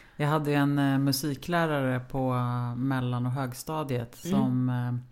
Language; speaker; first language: Swedish; native; Swedish